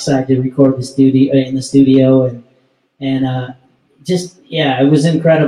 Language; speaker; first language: English; native; English